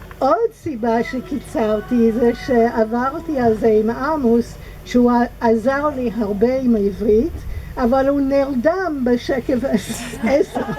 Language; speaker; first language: Hebrew; non-native, fluent; English